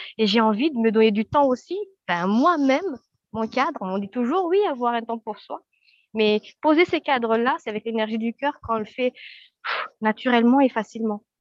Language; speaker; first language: French; non-native, local second language; Malagasy